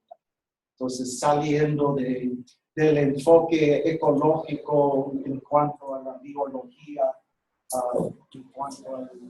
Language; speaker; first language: Spanish; non-native, fluent; English